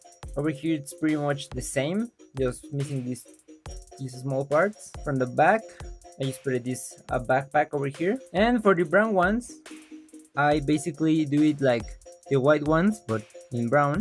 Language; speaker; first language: English; non-native, local second language; Spanish